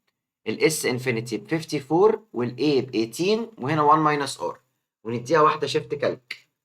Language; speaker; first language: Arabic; native; Arabic